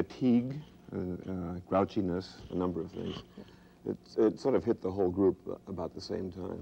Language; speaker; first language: English; native; English